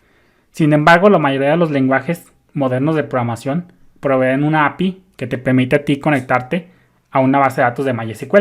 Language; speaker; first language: Spanish; native; Spanish